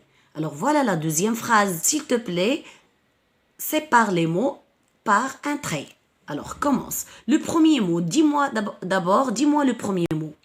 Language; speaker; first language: French; non-native, local second language; Arabic